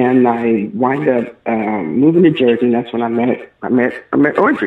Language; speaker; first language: English; native; English